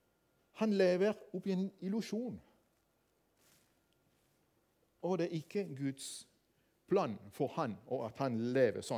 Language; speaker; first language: Norwegian; non-native, fluent; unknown